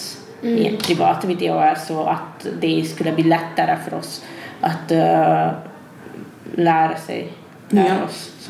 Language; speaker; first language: Swedish; non-native, fluent; Hungarian